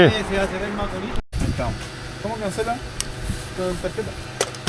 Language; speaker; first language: Spanish; native; Spanish